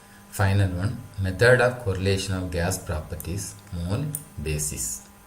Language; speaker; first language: English; non-native, local second language; Tamil